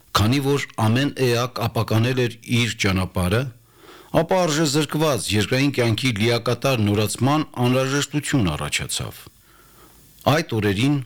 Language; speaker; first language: Armenian; native; Armenian